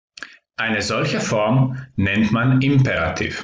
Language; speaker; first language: German; non-native, fluent; Croatian